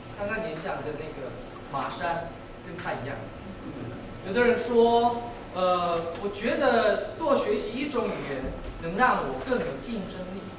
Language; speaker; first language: Chinese; non-native, learner; Korean